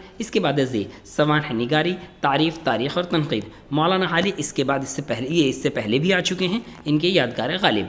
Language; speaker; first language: Urdu; native; Urdu